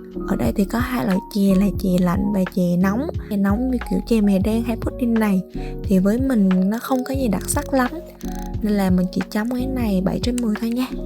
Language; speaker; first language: Vietnamese; native; Vietnamese